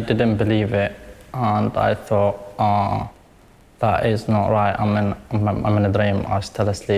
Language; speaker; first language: English; non-native, learner; Arabic